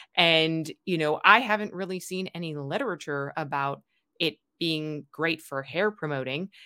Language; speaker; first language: English; native; English